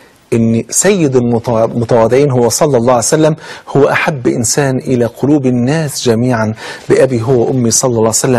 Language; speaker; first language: Arabic; native; Arabic